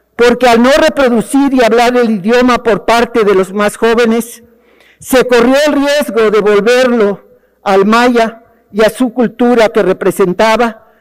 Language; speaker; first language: Spanish; native; Spanish